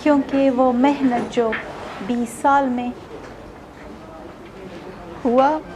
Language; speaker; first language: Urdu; non-native, fluent; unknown